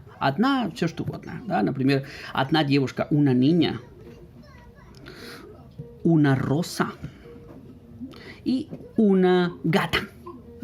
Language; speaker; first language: Russian; non-native, fluent; Spanish